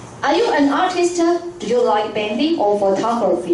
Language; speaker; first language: English; non-native, fluent; Chinese